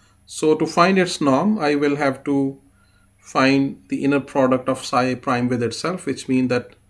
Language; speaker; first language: English; non-native, fluent; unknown